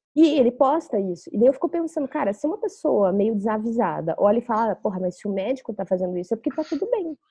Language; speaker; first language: Portuguese; native; Portuguese